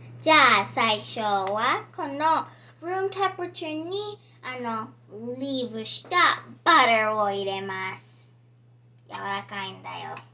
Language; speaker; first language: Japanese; early bilingual, heritage; Japanese